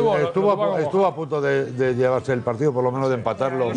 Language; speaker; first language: Spanish; native; Spanish